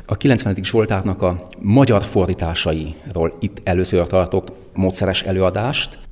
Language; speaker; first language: Hungarian; native; Hungarian